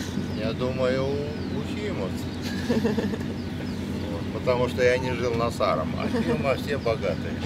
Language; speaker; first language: Russian; non-native, local second language; Estonian